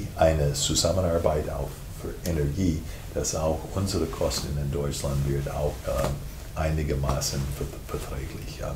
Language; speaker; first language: German; non-native, fluent; English